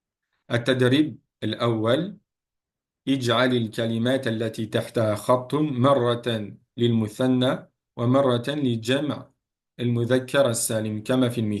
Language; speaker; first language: Arabic; non-native, fluent; French